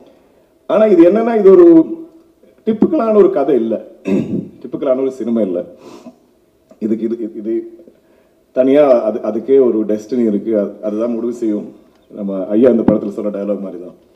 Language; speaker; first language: Tamil; non-native, local second language; Malayalam